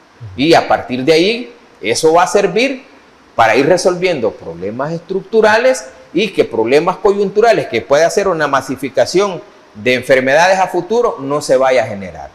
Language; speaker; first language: Spanish; native; Spanish